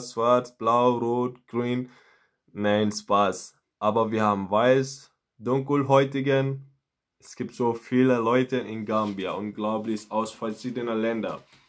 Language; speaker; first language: German; non-native, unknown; Mandingo